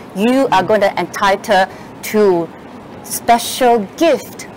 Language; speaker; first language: English; non-native, local second language; Chinese